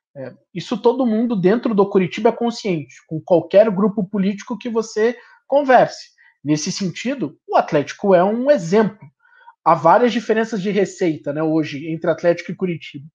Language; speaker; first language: Portuguese; native; Portuguese